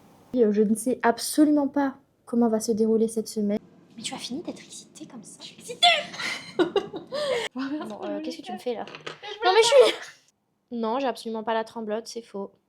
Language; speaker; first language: French; native; French